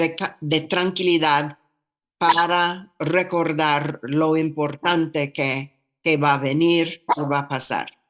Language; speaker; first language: Spanish; non-native, fluent; English